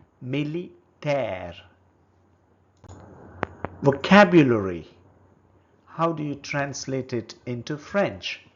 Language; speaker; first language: English; non-native, local second language; Telugu